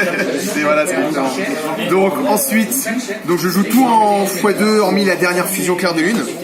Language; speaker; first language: French; native; French